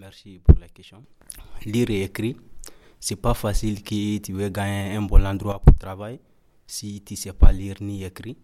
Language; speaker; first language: French; non-native, learner; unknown